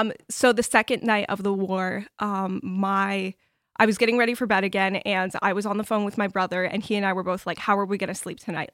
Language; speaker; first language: English; early bilingual, other home language; Ukrainian